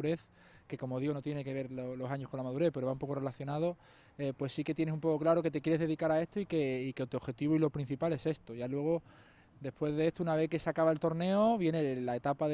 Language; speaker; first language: Spanish; native; Spanish